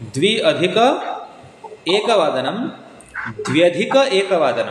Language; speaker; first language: Hindi; non-native, local second language; Marathi